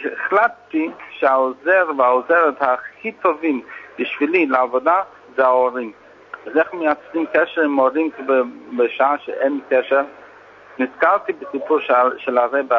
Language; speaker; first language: Hebrew; non-native, fluent; English